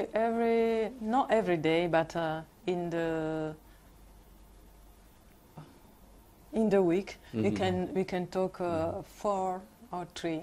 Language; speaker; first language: English; non-native, learner; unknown